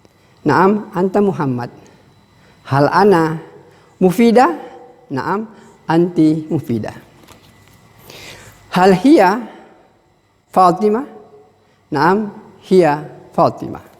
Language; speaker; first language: Arabic; non-native, fluent; Indonesian